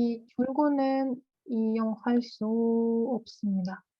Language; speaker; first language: Korean; non-native, learner; Russian